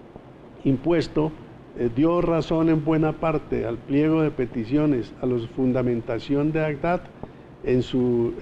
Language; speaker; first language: Spanish; native; Spanish